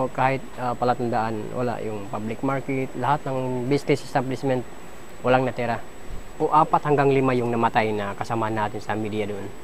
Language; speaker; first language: Filipino; non-native, local second language; Waray